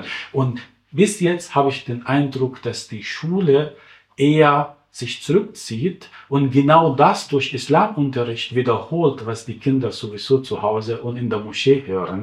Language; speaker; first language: German; non-native, fluent; Arabic